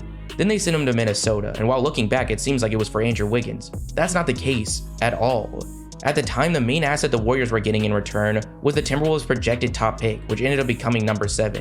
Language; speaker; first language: English; native; English